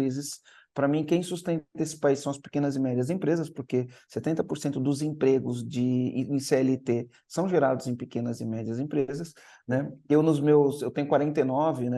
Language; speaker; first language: Portuguese; native; Portuguese